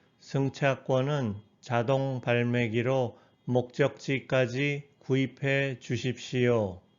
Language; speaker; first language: Korean; native; Korean